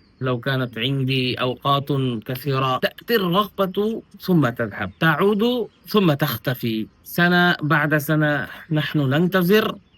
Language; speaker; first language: Arabic; non-native, fluent; Bangla